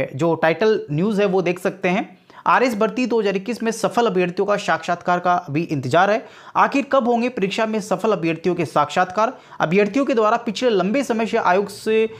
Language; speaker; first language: Hindi; native; Hindi